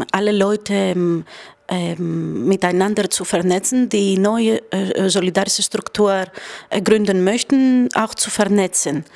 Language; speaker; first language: German; non-native, fluent; Greek